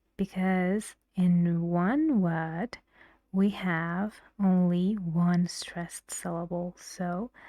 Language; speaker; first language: English; non-native, fluent; Persian